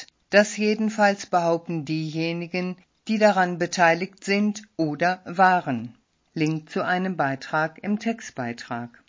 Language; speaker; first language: German; native; German